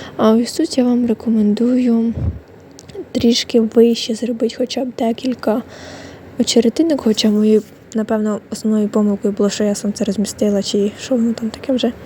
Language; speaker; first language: Ukrainian; non-native, local second language; Russian